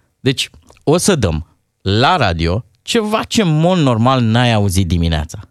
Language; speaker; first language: Romanian; native; Romanian